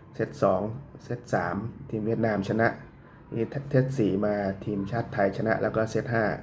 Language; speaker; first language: Thai; native; Thai